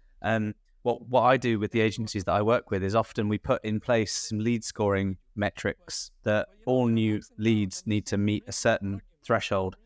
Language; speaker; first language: English; native; English